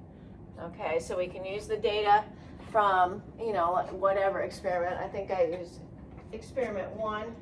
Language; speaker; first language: English; native; English